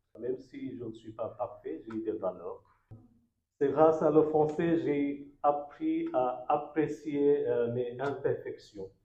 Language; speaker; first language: French; non-native, fluent; Bangla